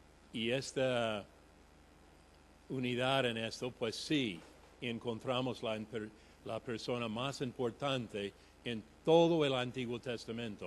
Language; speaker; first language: Spanish; non-native, fluent; English